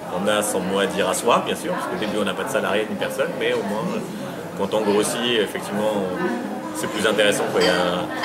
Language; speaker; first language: French; early bilingual, other home language; Arabic